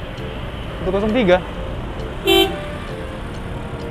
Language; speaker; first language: Indonesian; native; Indonesian